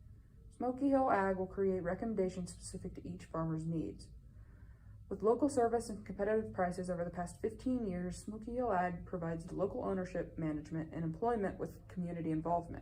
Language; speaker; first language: English; native; English